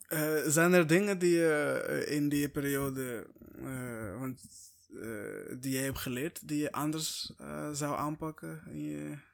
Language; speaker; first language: Dutch; non-native, fluent; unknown